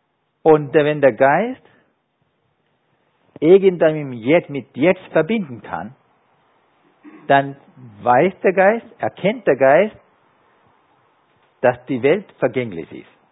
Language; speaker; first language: German; non-native, fluent; Sinhala